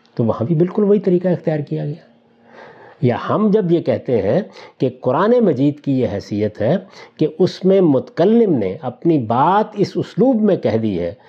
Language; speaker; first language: Urdu; non-native, local second language; Punjabi